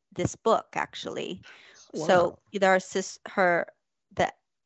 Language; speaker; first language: English; native; English